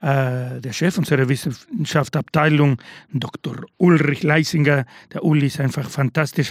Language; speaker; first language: German; non-native, learner; Spanish